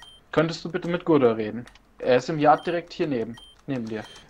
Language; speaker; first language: German; native; German